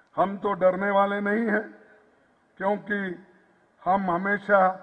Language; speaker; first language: Hindi; non-native, local second language; Kannada